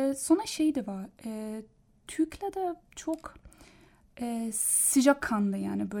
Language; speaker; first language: Turkish; non-native, learner; German